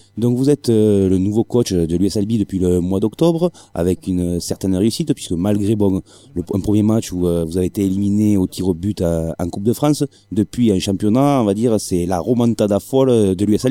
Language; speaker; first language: French; native; French